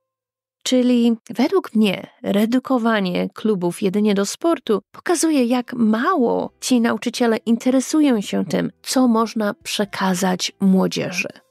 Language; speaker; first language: Polish; native; Polish